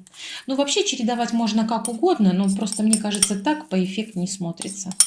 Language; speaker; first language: Russian; native; Russian